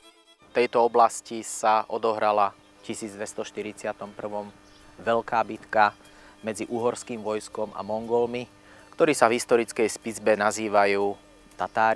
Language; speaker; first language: Slovak; native; Slovak